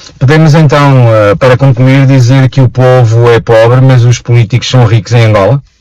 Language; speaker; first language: Portuguese; native; Portuguese